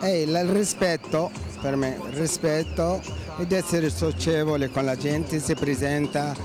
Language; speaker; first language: Italian; non-native, fluent; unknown